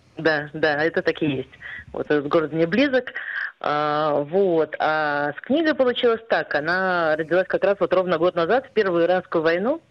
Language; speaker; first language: Russian; native; Russian